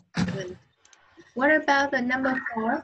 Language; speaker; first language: English; non-native, learner; Vietnamese